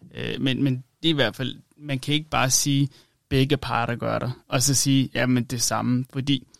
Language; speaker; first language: Danish; early bilingual, other home language; Amharic